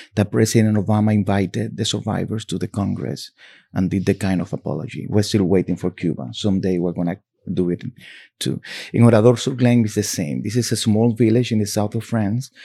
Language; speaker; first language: English; non-native, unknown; Spanish